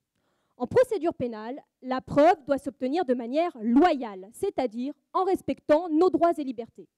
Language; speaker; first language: French; native; French